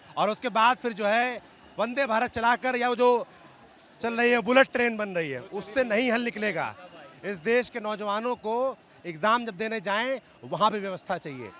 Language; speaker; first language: Hindi; native; Hindi